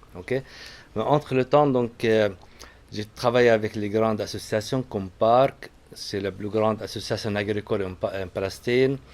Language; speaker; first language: French; non-native, fluent; Arabic